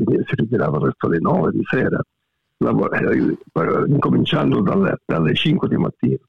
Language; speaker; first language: Italian; native; Italian